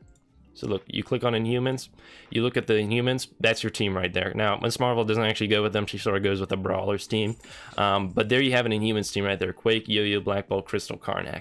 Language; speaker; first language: English; native; English